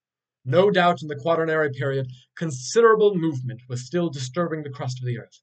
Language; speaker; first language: English; native; English